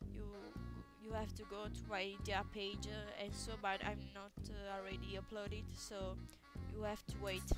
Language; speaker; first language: English; non-native, learner; Italian